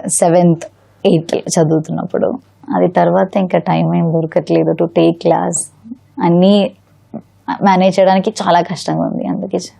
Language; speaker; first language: Telugu; non-native, learner; Malayalam